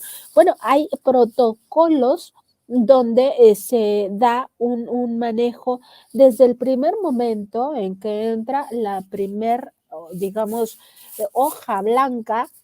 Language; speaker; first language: Spanish; native; Spanish